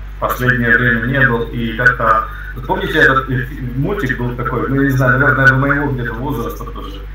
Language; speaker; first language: Russian; native; Russian